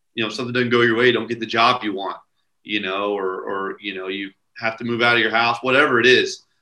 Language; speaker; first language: English; native; English